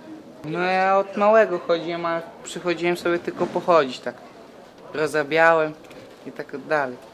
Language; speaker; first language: Polish; early bilingual, other home language; Turkish